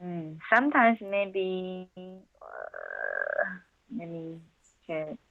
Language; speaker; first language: English; non-native, learner; Chinese